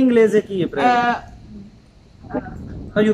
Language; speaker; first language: Italian; non-native, learner; Urdu